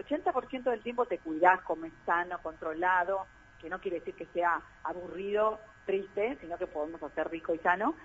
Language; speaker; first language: Spanish; native; Spanish